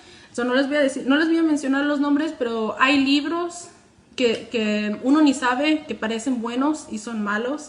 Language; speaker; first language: Spanish; native; Spanish